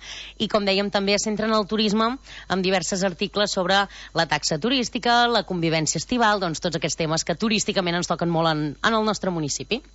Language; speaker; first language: Catalan; native; Catalan